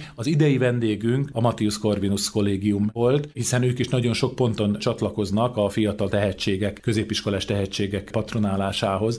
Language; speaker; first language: Hungarian; native; Hungarian